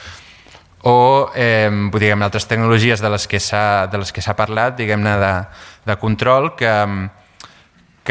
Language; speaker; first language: Catalan; native; Catalan